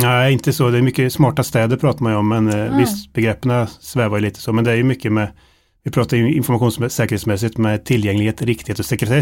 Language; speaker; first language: Swedish; native; Swedish